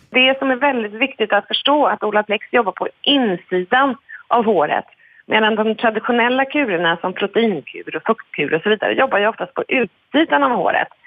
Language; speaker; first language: Swedish; native; Swedish